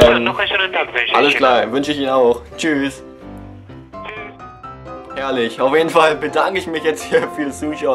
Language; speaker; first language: German; native; German